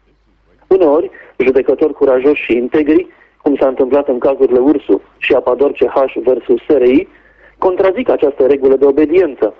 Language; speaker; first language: Romanian; native; Romanian